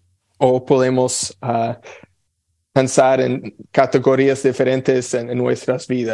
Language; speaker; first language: Spanish; non-native, fluent; English